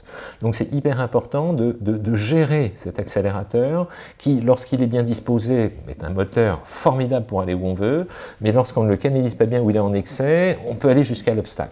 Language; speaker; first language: French; native; French